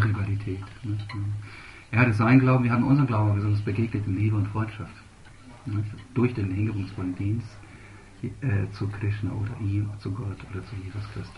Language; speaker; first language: German; native; German